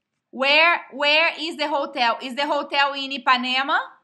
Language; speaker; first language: English; non-native, fluent; Portuguese